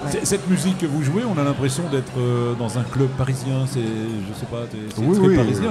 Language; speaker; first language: French; native; French